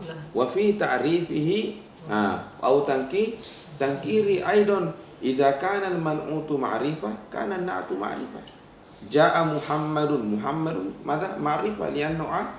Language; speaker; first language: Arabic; non-native, fluent; Indonesian